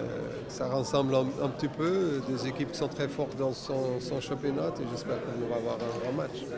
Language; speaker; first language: French; non-native, fluent; Portuguese